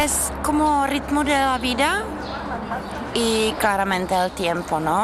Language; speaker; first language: Spanish; non-native, learner; Czech